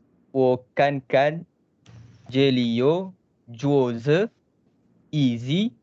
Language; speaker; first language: Chinese; non-native, learner; Malay